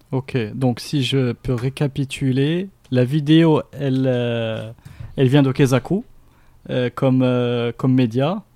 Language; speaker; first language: French; non-native, local second language; Arabic